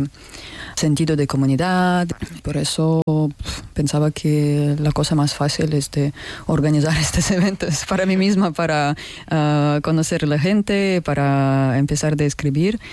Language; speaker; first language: Spanish; non-native, learner; Russian